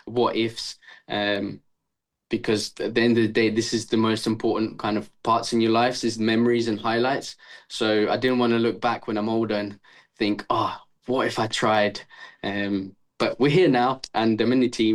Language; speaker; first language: English; early bilingual, other home language; Estonian